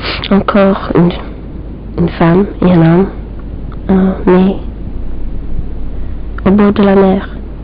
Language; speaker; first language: French; non-native, learner; English